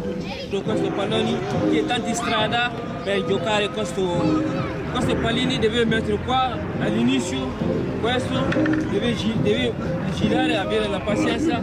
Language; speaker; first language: Italian; non-native, learner; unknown